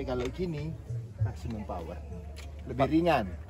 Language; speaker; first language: Indonesian; native; Indonesian